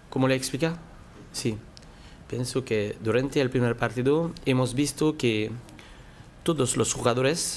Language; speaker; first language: Spanish; non-native, learner; French